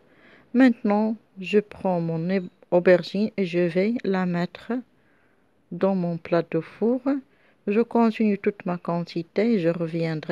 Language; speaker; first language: French; non-native, local second language; Arabic